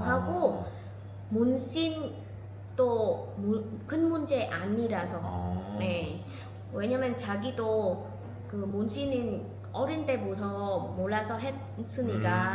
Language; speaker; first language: Korean; non-native, learner; Vietnamese